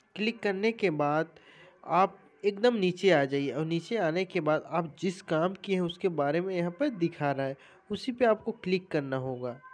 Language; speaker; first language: Hindi; native; Hindi